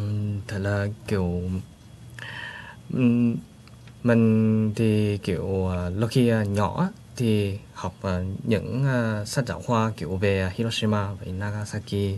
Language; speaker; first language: Vietnamese; early bilingual, heritage; Vietnamese